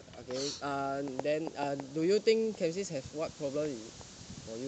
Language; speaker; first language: English; non-native, learner; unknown